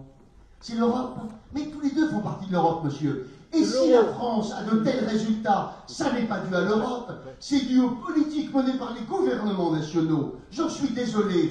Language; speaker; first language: French; native; French